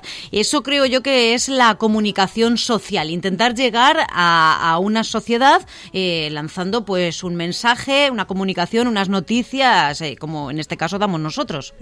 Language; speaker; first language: Spanish; native; Spanish